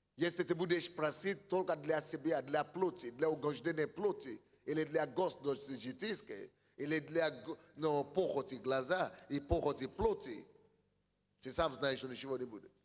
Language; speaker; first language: Russian; non-native, fluent; Yoruba